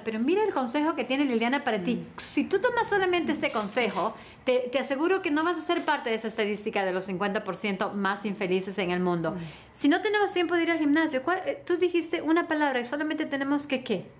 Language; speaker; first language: Spanish; native; Spanish